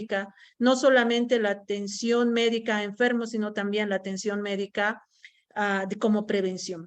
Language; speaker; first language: Spanish; native; Spanish